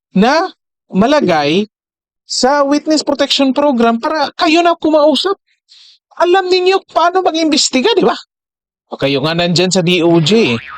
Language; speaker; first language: Filipino; native; Filipino